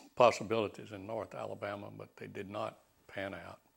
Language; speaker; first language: English; native; English